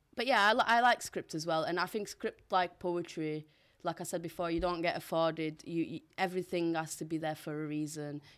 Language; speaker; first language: English; non-native, local second language; Portuguese